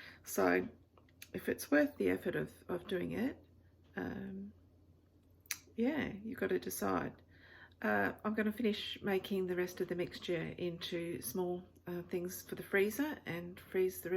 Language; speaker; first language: English; native; English